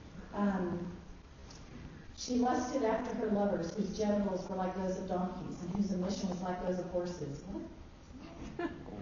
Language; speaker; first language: English; native; English